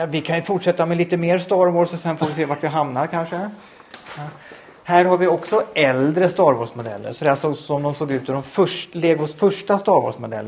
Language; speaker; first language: Swedish; native; Swedish